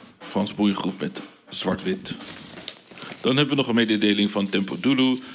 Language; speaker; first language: Dutch; early bilingual, heritage; Dutch